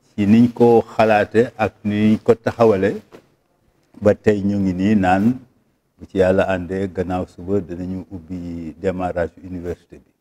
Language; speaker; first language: Wolof; native; Wolof